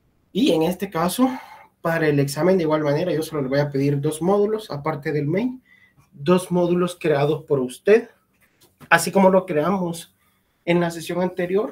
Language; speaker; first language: Spanish; native; Spanish